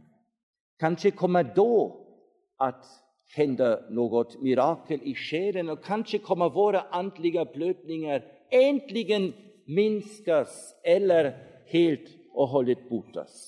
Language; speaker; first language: Swedish; non-native, fluent; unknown